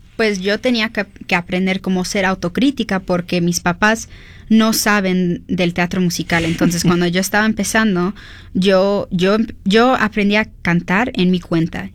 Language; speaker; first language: Spanish; early bilingual, heritage; Spanish